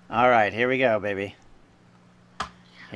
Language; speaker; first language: English; native; English